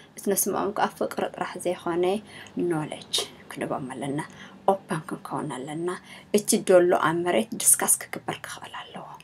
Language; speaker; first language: Tigrinya; native; Tigrinya